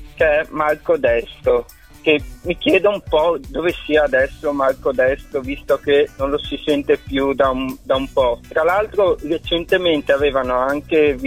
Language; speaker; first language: Italian; native; Italian